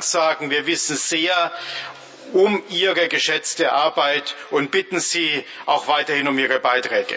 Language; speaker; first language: German; native; German